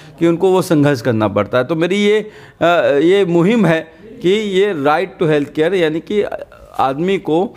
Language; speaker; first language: Hindi; native; Hindi